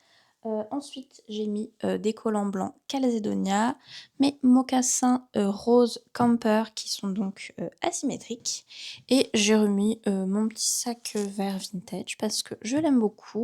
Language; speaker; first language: French; native; French